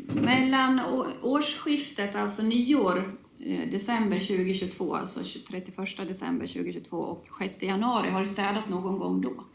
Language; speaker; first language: Swedish; native; Swedish